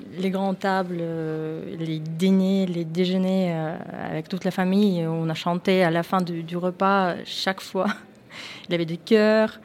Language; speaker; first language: French; non-native, fluent; Russian